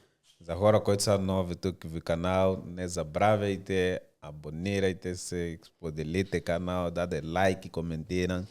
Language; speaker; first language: Bulgarian; non-native, learner; Portuguese